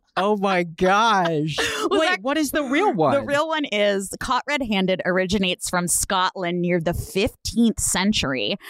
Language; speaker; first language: English; native; English